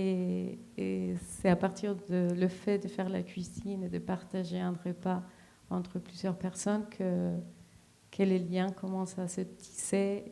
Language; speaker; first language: French; non-native, fluent; Spanish